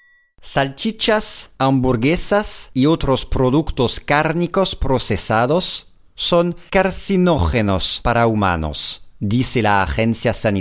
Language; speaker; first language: Spanish; non-native, fluent; English